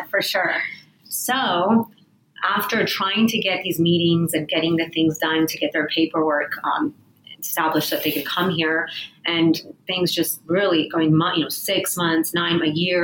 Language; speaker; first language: English; early bilingual, other home language; Spanish